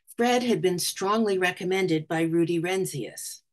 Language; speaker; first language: English; native; English